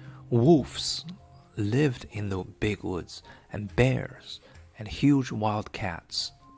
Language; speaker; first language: English; non-native, fluent; Chinese